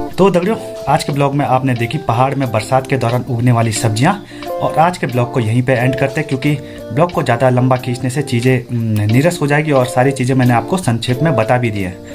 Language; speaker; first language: Hindi; non-native, local second language; Garhwali